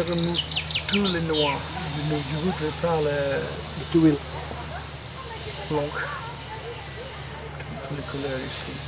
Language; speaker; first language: French; non-native, learner; English